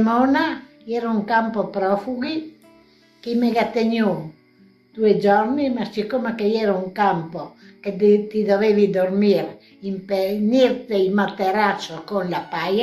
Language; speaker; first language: Italian; non-native, local second language; Venetian